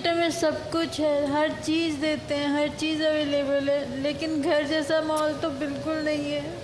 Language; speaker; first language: Urdu; native; Urdu